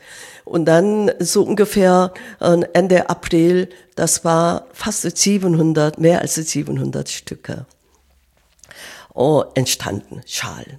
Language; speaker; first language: German; non-native, fluent; Korean